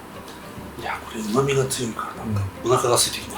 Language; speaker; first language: Japanese; native; Japanese